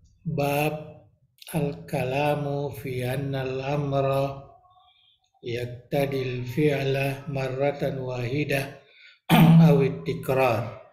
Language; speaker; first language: Arabic; non-native, fluent; Indonesian